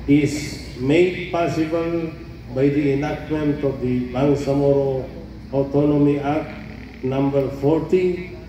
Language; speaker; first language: English; non-native, local second language; Maguindanaon